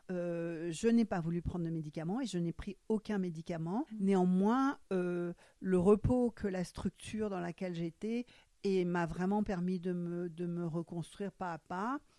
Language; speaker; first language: French; non-native, fluent; German